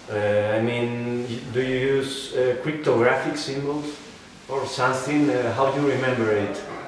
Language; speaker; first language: English; non-native, learner; Spanish